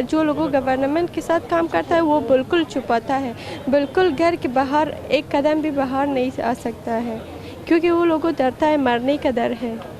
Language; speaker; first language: Hindi; non-native, fluent; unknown